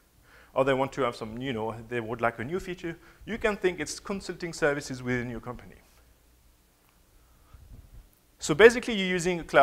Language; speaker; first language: English; non-native, fluent; French